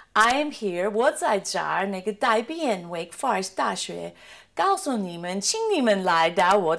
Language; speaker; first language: Chinese; non-native, fluent; English